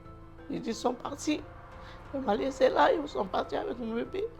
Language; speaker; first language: French; non-native, learner; Portuguese